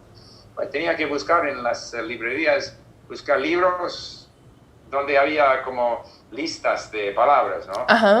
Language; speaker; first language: Spanish; non-native, fluent; English